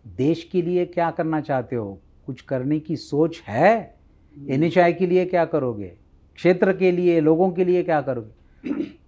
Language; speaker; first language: Hindi; non-native, local second language; Marathi